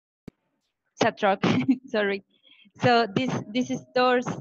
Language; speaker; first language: English; non-native, fluent; Spanish